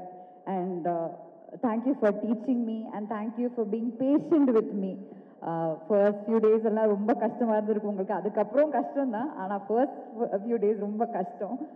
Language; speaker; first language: Tamil; non-native, local second language; Malayalam